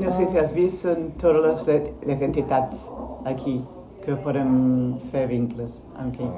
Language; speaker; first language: Catalan; non-native, learner; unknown